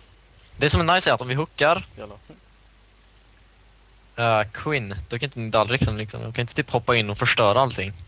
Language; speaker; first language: Swedish; native; Swedish